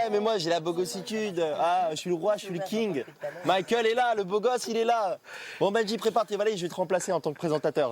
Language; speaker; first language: French; native; French